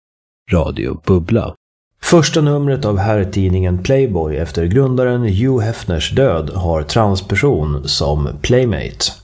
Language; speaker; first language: Swedish; native; Swedish